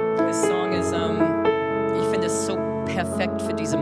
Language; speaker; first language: German; non-native, fluent; English